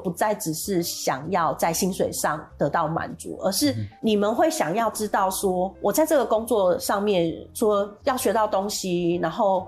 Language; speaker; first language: Chinese; non-native, local second language; Min Nan Chinese